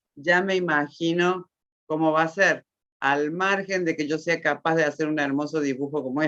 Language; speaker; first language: Spanish; native; Spanish